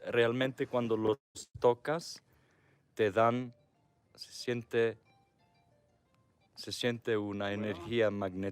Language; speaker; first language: Spanish; non-native, fluent; English